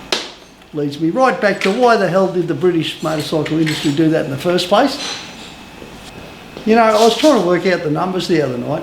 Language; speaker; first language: English; native; English